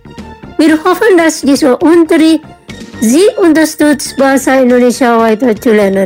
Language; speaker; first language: German; non-native, learner; Indonesian